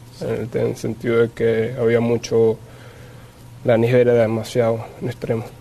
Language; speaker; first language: Spanish; non-native, fluent; English